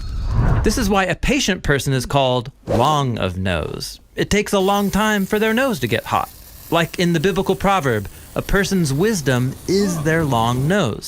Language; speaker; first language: English; native; English